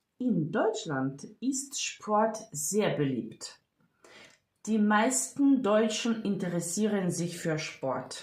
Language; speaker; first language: German; non-native, fluent; Ukrainian